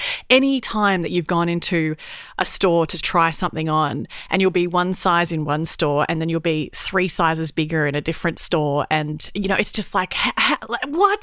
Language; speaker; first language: English; native; English